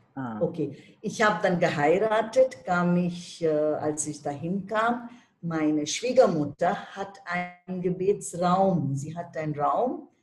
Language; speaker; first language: German; non-native, fluent; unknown